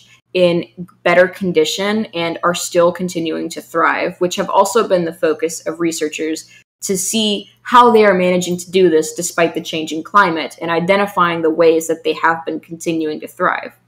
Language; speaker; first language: English; native; English